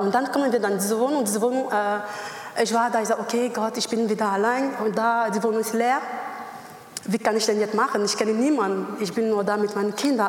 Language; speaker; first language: German; non-native, learner; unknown